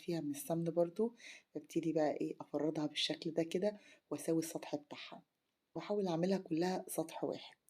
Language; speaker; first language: Arabic; native; Arabic